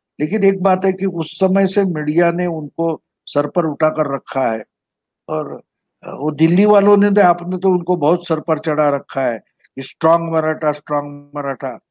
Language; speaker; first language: Hindi; non-native, local second language; Marathi